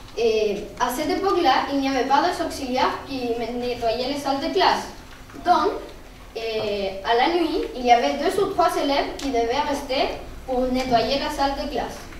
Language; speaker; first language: French; non-native, learner; Spanish